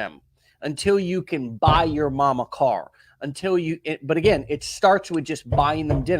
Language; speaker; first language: English; native; English